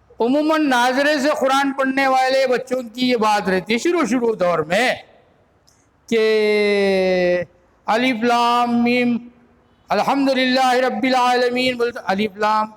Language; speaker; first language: Urdu; native; Urdu